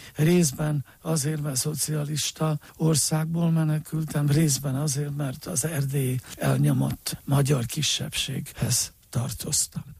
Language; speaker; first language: Hungarian; native; Hungarian